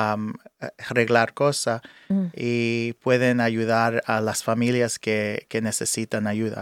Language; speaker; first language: Spanish; early bilingual, heritage; English